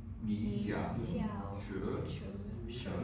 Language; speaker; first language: Chinese; non-native, learner; English